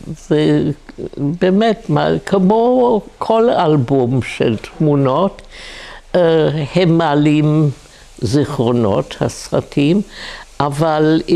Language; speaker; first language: Hebrew; non-native, fluent; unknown